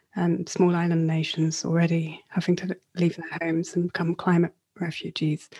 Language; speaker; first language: English; native; English